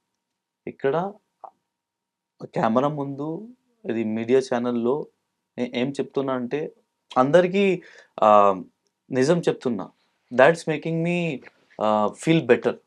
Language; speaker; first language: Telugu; non-native, local second language; Hindi